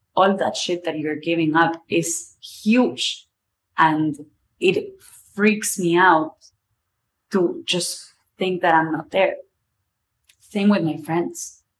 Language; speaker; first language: English; non-native, fluent; Spanish